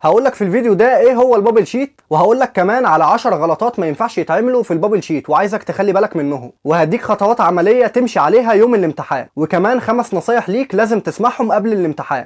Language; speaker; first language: Arabic; native; Arabic